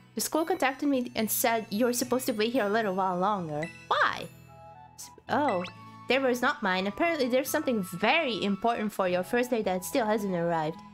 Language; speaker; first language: English; non-native, fluent; Hungarian